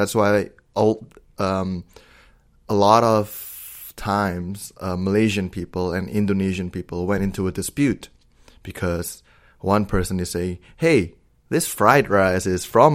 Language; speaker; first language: English; non-native, fluent; Indonesian